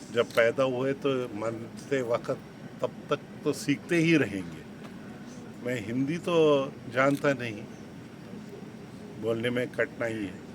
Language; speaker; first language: Hindi; non-native, local second language; Telugu